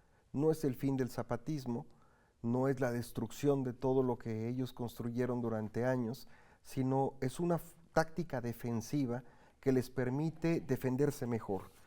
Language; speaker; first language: Spanish; native; Spanish